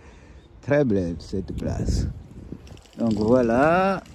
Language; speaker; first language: French; non-native, fluent; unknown